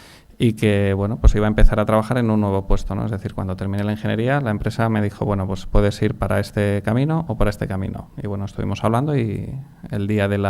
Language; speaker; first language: Spanish; native; Spanish